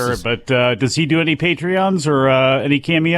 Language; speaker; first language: English; native; English